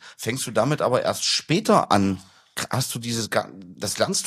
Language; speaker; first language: German; native; German